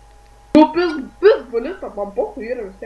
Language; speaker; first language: Lithuanian; native; Lithuanian